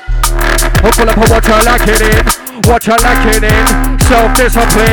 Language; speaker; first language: English; native; English